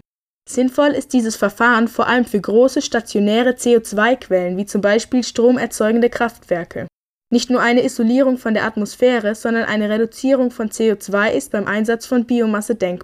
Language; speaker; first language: German; native; German